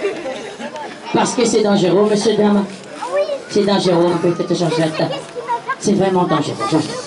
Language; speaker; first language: French; non-native, fluent; Portuguese